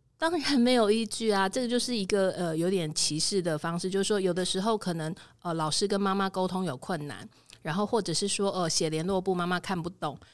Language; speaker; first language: Chinese; native; Chinese